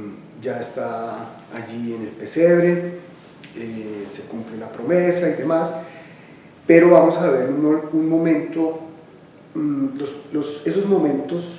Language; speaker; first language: Spanish; native; Spanish